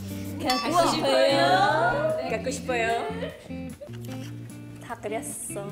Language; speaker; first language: Korean; non-native, learner; Indonesian